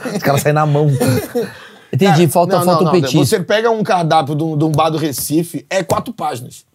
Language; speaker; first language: Portuguese; native; Portuguese